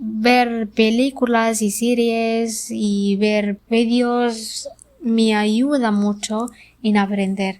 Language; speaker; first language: Spanish; non-native, learner; Arabic